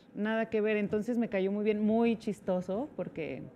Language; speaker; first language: Spanish; native; Spanish